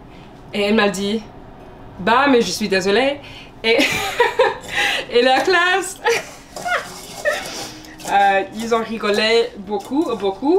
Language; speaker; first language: French; non-native, learner; English